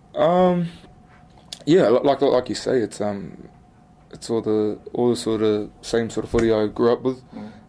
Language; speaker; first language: English; native; English